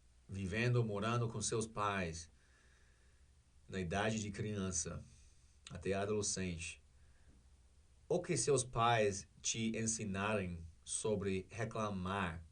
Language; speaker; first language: Portuguese; non-native, learner; English